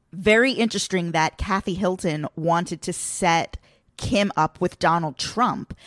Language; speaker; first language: English; native; English